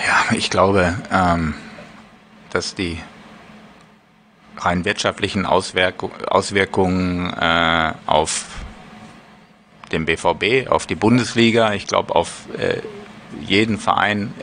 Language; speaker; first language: German; native; German